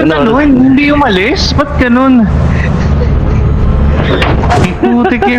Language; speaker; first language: Filipino; native; Filipino